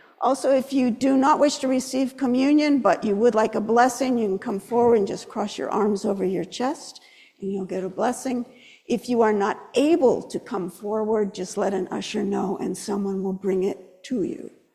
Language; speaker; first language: English; native; English